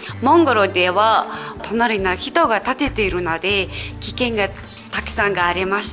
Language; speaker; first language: Japanese; non-native, fluent; Mongolian